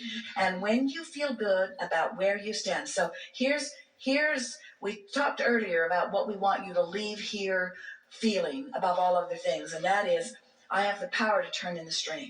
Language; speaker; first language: English; native; English